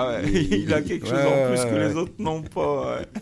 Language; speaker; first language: French; native; French